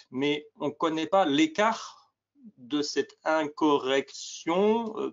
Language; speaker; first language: French; native; French